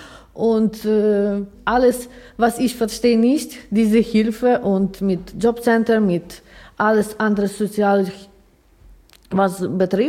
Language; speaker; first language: German; non-native, learner; Ukrainian